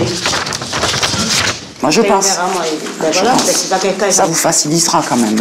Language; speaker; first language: French; native; French